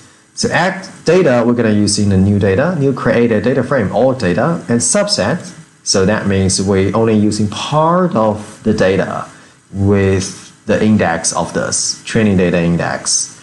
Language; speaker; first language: English; non-native, fluent; Chinese